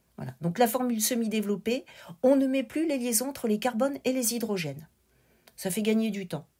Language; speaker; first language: French; native; French